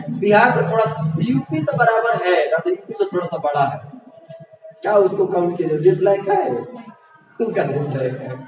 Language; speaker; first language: Hindi; native; Hindi